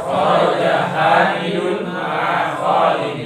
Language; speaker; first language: Arabic; non-native, learner; Indonesian